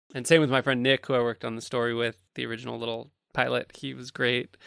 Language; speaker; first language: English; native; English